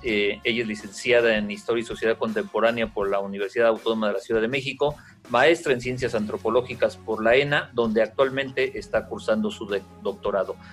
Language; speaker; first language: Spanish; native; Spanish